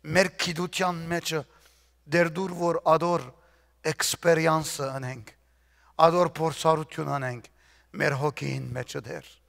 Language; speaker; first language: Armenian; early bilingual, heritage; Armenian